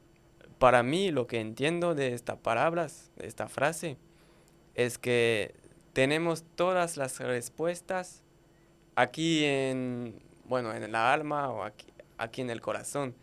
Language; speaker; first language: Spanish; non-native, learner; French